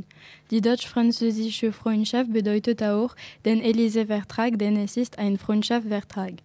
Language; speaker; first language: German; non-native, learner; French